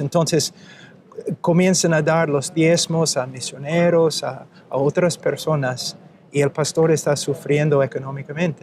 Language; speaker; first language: Spanish; non-native, fluent; English